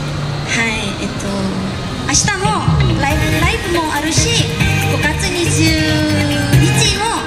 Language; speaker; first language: Japanese; non-native, fluent; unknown